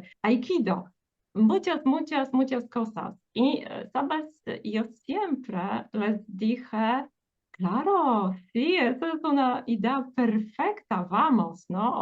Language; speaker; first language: Spanish; non-native, fluent; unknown